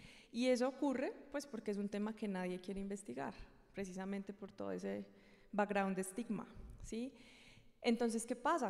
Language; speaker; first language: Spanish; native; Spanish